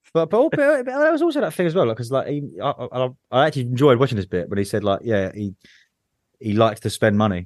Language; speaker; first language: English; native; English